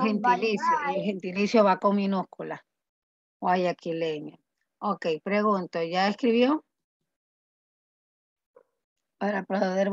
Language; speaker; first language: Spanish; native; Spanish